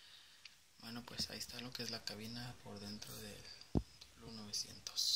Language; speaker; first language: Spanish; native; Spanish